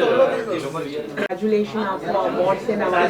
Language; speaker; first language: Hindi; native; Hindi